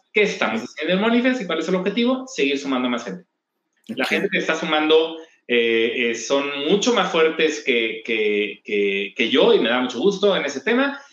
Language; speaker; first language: Spanish; native; Spanish